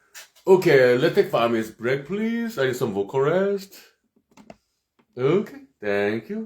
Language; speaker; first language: English; non-native, fluent; Korean